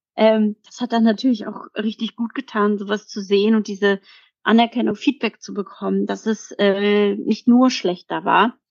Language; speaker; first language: German; early bilingual, other home language; Polish